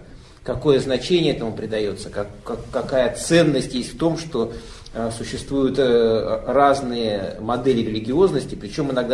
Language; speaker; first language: Russian; native; Russian